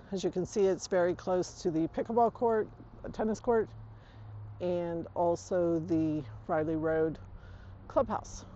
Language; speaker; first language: English; native; English